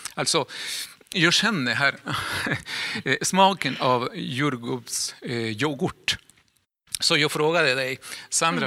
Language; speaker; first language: Swedish; non-native, fluent; Spanish